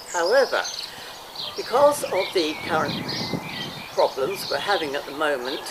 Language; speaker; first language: English; native; English